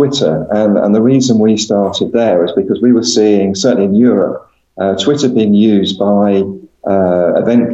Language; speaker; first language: English; native; English